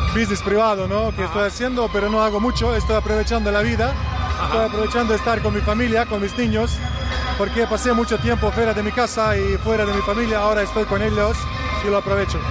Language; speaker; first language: Spanish; non-native, learner; Bosnian